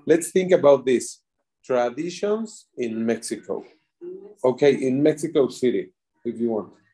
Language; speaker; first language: English; non-native, fluent; Spanish